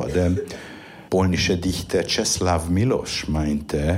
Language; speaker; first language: German; non-native, fluent; Hungarian